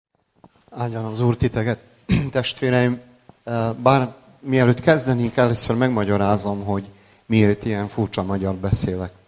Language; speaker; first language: Hungarian; non-native, local second language; Serbian